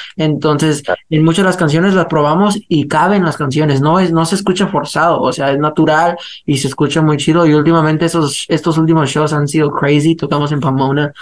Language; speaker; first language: Spanish; early bilingual, heritage; Spanish